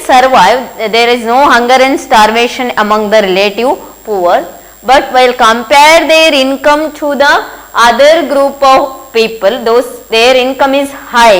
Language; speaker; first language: English; non-native, local second language; Kannada